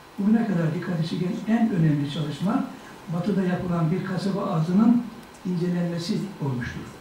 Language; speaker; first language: Turkish; native; Turkish